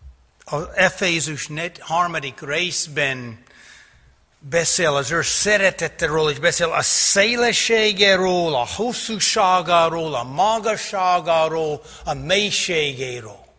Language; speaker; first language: Hungarian; non-native, fluent; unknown